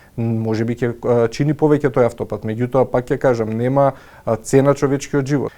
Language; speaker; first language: Macedonian; native; Macedonian